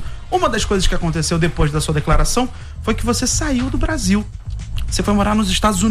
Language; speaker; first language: Portuguese; native; Portuguese